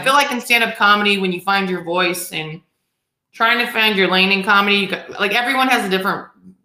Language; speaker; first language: English; native; English